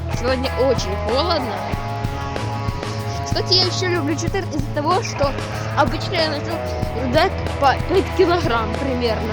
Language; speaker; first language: Russian; non-native, local second language; Ukrainian